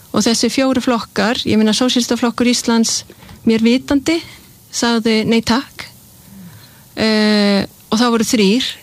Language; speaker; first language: Icelandic; non-native, fluent; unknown